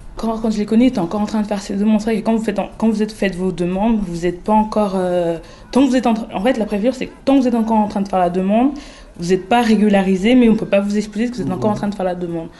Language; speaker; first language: French; native; French